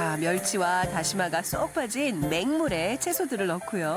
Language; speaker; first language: Korean; native; Korean